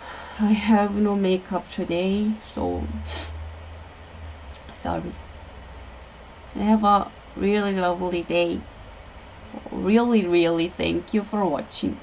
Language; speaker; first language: English; non-native, learner; Korean